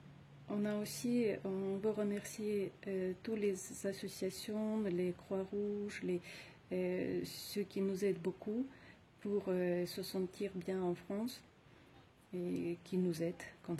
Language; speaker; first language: French; non-native, fluent; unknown